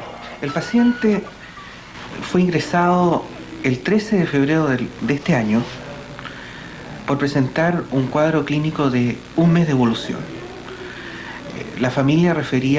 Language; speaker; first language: Spanish; native; Spanish